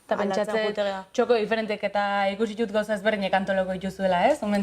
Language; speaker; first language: Basque; native; Basque